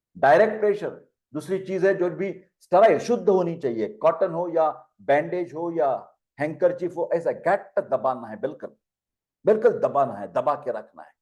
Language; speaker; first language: Hindi; non-native, local second language; Marathi